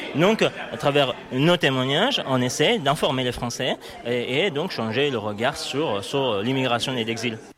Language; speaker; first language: French; non-native, fluent; Persian